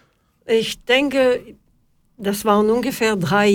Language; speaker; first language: German; non-native, fluent; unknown